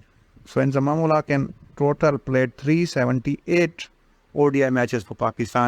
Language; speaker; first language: English; non-native, local second language; Urdu